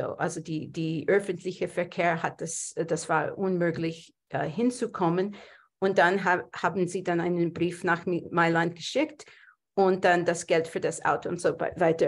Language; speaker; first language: German; non-native, fluent; English